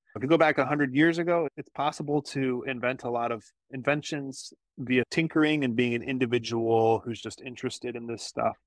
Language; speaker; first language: English; native; English